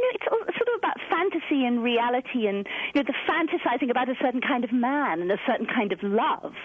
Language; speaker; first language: English; native; English